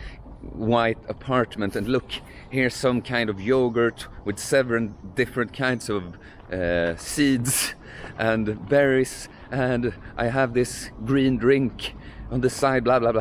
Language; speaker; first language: English; non-native, fluent; Swedish